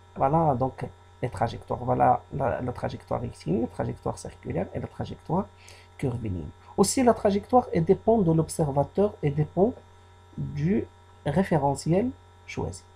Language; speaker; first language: French; non-native, local second language; Arabic